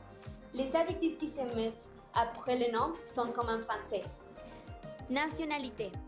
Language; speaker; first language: French; non-native, learner; Spanish